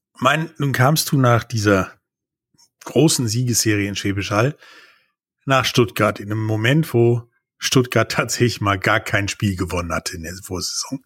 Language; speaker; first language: German; native; German